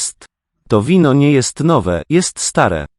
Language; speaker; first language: Polish; non-native, learner; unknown